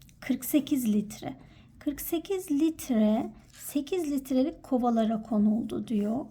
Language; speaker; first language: Turkish; native; Turkish